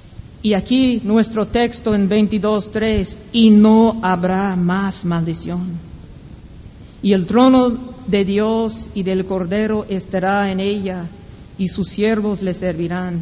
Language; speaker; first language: Spanish; non-native, fluent; English